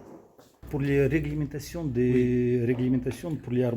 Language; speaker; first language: French; non-native, learner; Russian